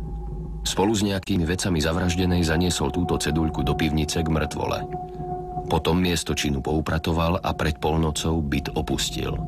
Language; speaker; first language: Slovak; native; Slovak